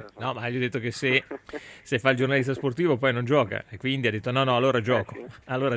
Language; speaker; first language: Italian; native; Italian